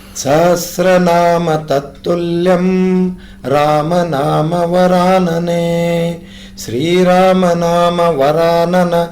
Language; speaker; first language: Kannada; native; Kannada